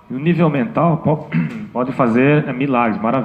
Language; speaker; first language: Portuguese; native; Portuguese